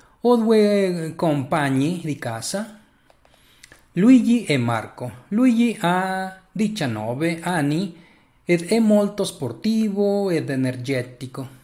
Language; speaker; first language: Italian; non-native, learner; Spanish